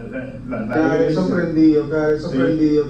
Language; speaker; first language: Spanish; native; Spanish